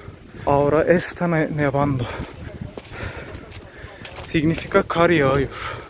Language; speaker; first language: Spanish; non-native, learner; Turkish